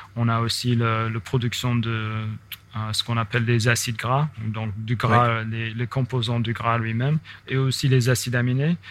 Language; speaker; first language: French; non-native, fluent; English